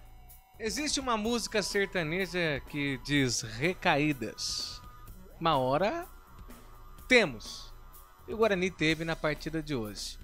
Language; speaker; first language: Portuguese; native; Portuguese